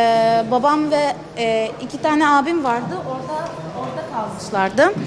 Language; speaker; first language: Turkish; non-native, fluent; Arabic